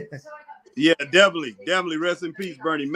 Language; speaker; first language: English; native; English